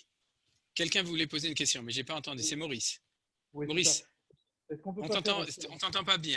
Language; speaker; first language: French; native; French